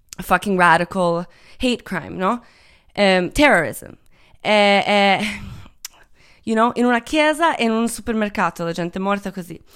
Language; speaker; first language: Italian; non-native, fluent; Croatian